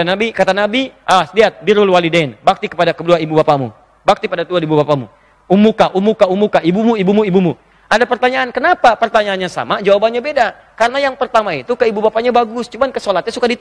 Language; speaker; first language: Indonesian; native; Indonesian